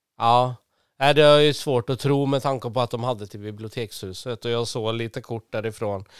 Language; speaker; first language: Swedish; native; Swedish